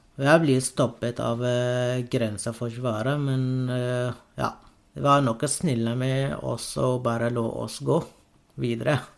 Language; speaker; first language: Norwegian; non-native, fluent; Arabic